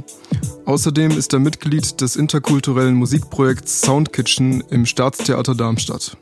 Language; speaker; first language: German; native; German